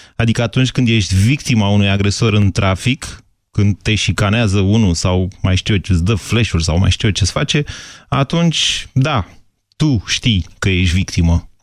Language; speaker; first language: Romanian; native; Romanian